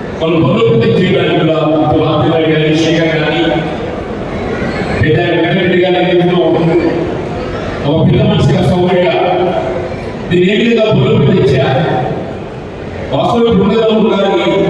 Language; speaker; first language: Telugu; native; Telugu